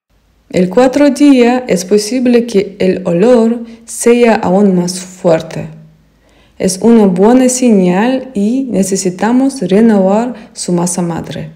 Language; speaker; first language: Spanish; non-native, fluent; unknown